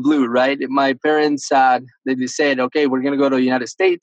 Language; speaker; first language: English; early bilingual, other home language; Spanish